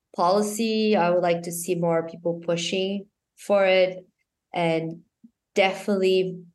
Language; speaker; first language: English; non-native, fluent; Portuguese